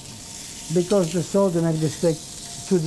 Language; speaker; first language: English; non-native, learner; Italian